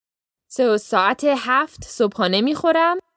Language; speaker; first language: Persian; early bilingual, heritage; Persian